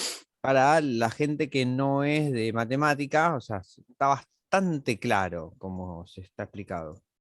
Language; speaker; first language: Spanish; native; Spanish